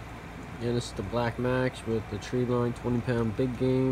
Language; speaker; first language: English; native; English